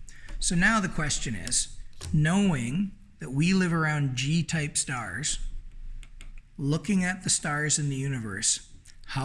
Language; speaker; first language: English; native; English